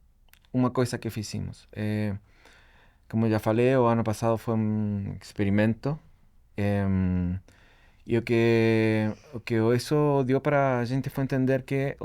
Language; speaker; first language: Portuguese; non-native, fluent; Spanish